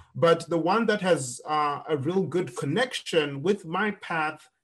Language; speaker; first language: English; non-native, local second language; Shona